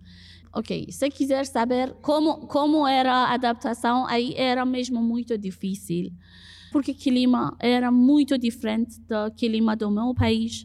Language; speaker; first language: Portuguese; non-native, fluent; Persian